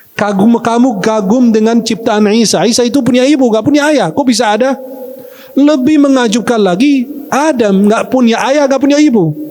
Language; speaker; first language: Malay; non-native, fluent; Arabic